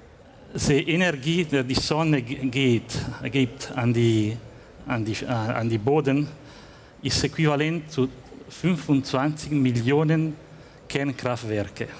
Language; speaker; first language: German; non-native, learner; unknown